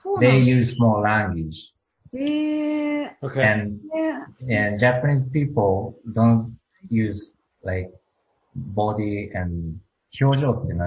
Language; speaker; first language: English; non-native, learner; Japanese